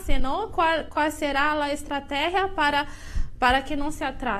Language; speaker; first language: Spanish; non-native, learner; Portuguese